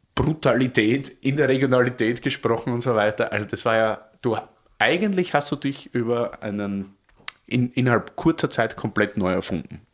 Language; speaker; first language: German; native; German